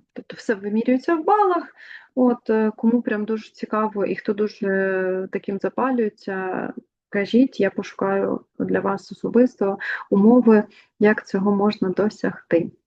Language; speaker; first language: Ukrainian; non-native, local second language; Russian